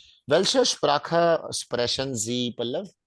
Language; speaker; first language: German; non-native, fluent; Hindi